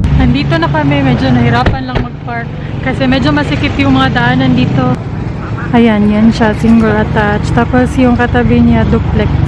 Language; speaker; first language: Filipino; non-native, local second language; Cebuano